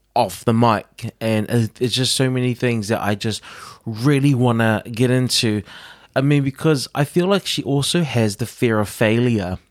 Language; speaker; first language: English; native; English